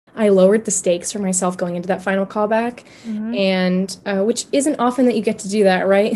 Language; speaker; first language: English; native; English